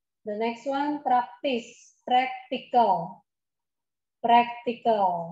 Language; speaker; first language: English; non-native, fluent; Indonesian